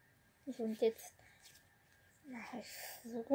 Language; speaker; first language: German; non-native, learner; Bulgarian